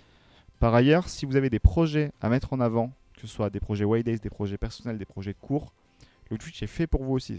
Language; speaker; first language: French; native; French